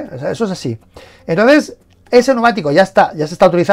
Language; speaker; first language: Spanish; native; Spanish